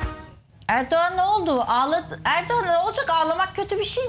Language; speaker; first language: Turkish; native; Turkish